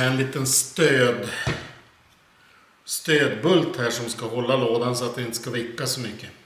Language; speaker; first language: Swedish; native; Swedish